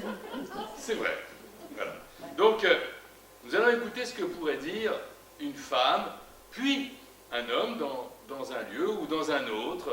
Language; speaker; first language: French; native; French